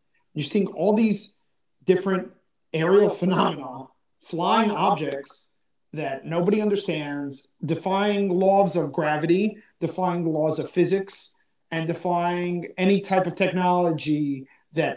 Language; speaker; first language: English; native; English